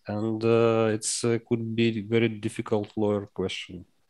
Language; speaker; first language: English; non-native, learner; Russian